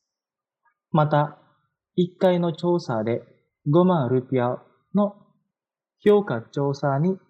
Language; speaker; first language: Japanese; non-native, fluent; Indonesian